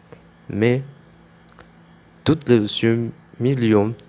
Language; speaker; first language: French; non-native, learner; Spanish